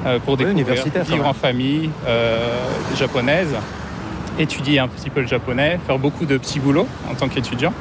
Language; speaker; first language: French; native; French